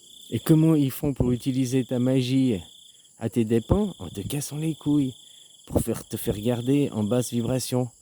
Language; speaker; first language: French; native; French